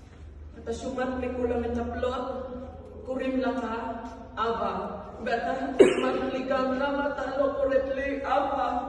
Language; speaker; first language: Hebrew; non-native, learner; Filipino